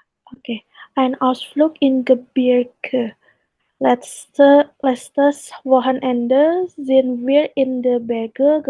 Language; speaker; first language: German; non-native, learner; Indonesian